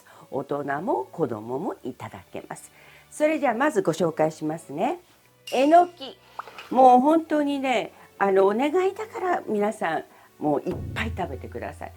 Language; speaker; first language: Japanese; early bilingual, other home language; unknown